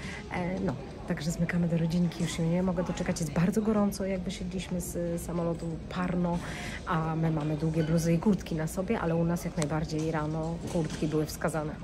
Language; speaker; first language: Polish; native; Polish